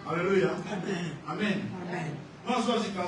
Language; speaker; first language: Dutch; non-native, fluent; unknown